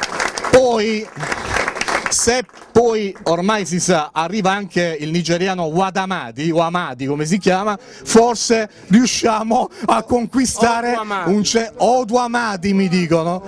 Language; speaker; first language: Italian; native; Italian